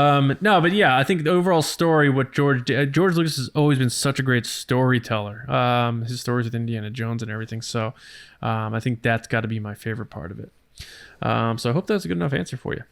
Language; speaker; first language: English; native; English